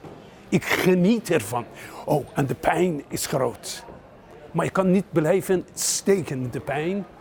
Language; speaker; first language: Dutch; non-native, fluent; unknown